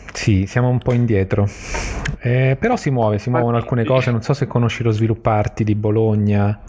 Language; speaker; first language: Italian; native; Italian